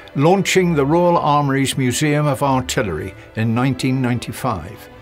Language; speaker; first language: English; native; English